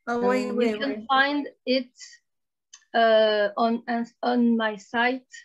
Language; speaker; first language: English; non-native, learner; French